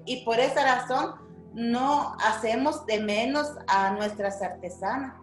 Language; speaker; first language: Spanish; non-native, local second language; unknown